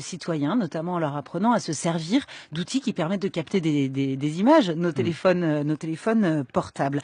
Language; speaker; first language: French; native; French